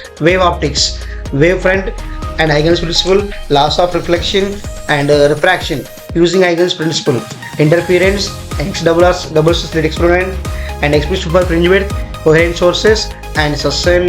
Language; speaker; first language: English; non-native, local second language; Telugu